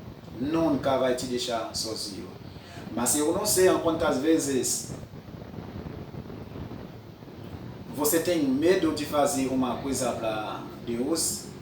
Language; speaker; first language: Portuguese; non-native, fluent; French